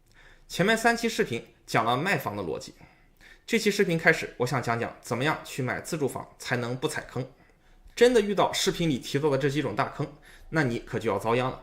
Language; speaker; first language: Chinese; native; Chinese